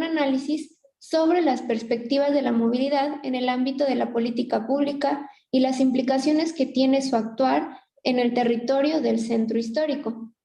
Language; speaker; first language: Spanish; native; Spanish